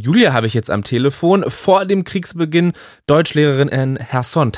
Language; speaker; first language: German; native; German